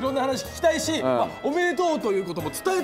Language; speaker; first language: Japanese; native; Japanese